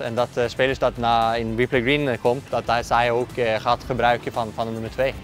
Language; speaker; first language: Dutch; non-native, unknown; Norwegian